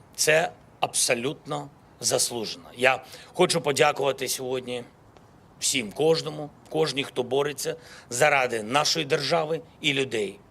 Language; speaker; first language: Ukrainian; non-native, local second language; Russian